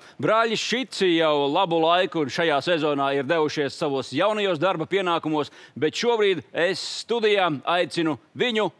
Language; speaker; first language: Latvian; native; Latvian